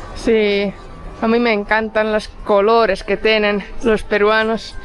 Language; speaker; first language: Spanish; non-native, fluent; Estonian